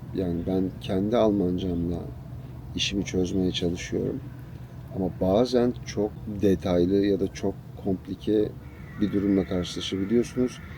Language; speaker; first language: Turkish; native; Turkish